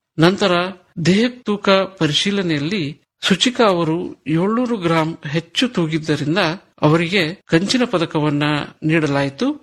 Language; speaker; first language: Kannada; native; Kannada